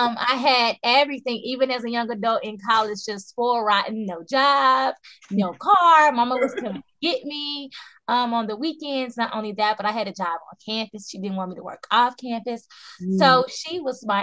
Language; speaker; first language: English; native; English